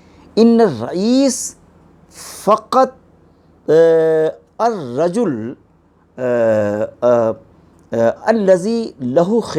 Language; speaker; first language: Arabic; non-native, fluent; Urdu